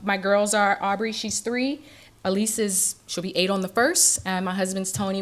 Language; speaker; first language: English; native; English